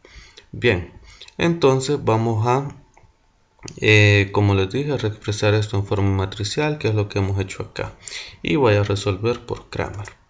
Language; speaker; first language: Spanish; native; Spanish